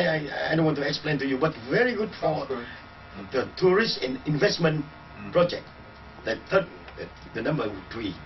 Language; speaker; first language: English; non-native, learner; Vietnamese